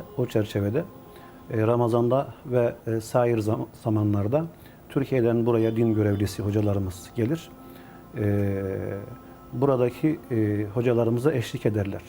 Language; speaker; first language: Turkish; native; Turkish